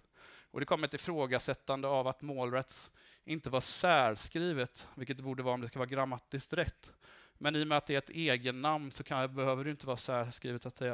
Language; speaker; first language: Swedish; native; Swedish